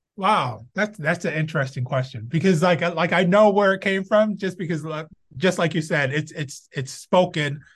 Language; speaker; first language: English; native; English